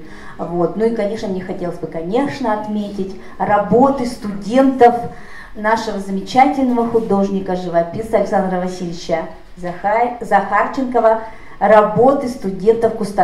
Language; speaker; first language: Russian; native; Russian